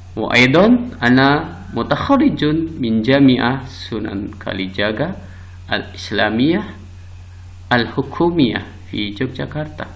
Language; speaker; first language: Arabic; non-native, fluent; Indonesian